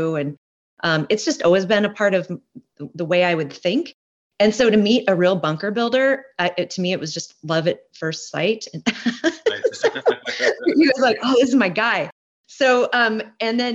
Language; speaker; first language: English; native; English